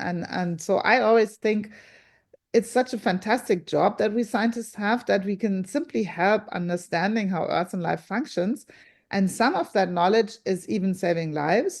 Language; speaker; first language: English; non-native, fluent; German